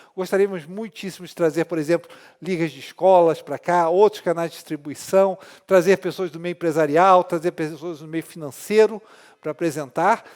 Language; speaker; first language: Portuguese; non-native, fluent; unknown